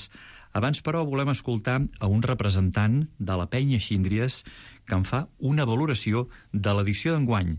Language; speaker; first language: Catalan; native; Catalan